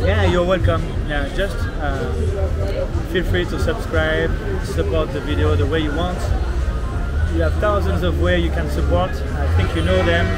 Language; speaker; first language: English; non-native, fluent; French